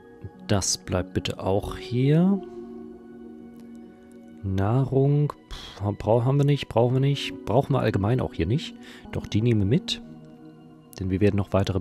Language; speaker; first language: German; native; German